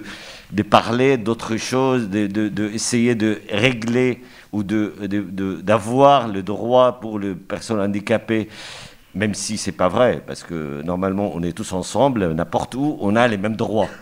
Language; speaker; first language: French; non-native, fluent; Arabic